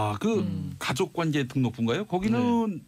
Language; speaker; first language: Korean; native; Korean